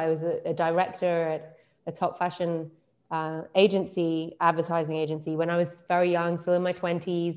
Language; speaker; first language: English; native; English